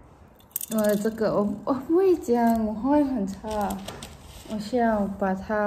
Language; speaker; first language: Chinese; non-native, local second language; English